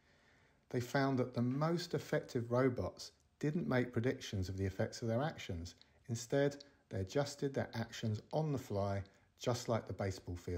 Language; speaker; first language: English; native; English